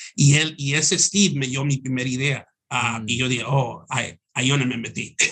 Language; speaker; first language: Spanish; early bilingual, heritage; Spanish